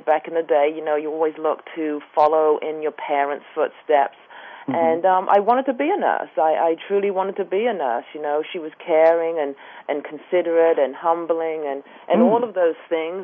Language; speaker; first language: English; native; English